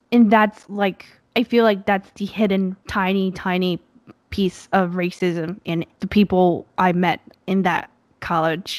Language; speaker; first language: English; non-native, fluent; Japanese